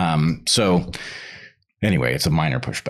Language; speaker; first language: English; native; English